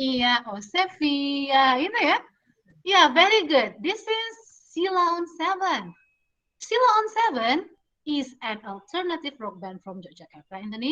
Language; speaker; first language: English; non-native, fluent; Indonesian